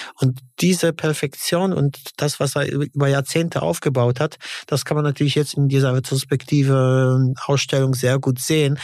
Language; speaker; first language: German; early bilingual, other home language; Polish